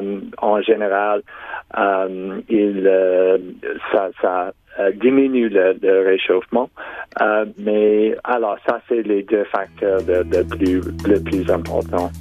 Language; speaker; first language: French; non-native, local second language; English